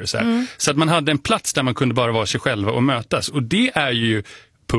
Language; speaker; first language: Swedish; native; Swedish